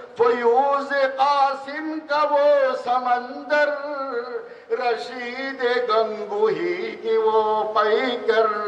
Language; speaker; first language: Urdu; non-native, fluent; Bangla